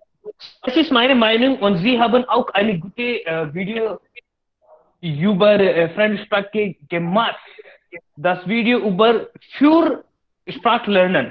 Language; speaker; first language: German; non-native, learner; Hindi